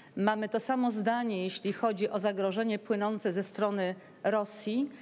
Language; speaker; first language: Polish; native; Polish